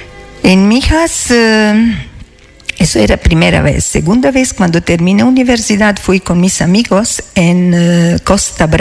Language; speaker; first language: Spanish; non-native, learner; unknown